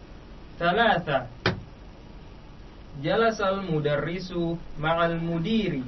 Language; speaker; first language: Arabic; non-native, learner; Indonesian